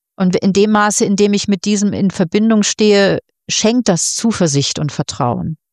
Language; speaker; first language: German; native; German